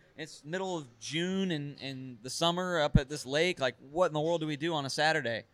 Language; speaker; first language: English; native; English